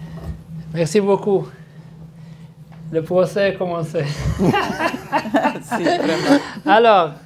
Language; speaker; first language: French; non-native, fluent; Arabic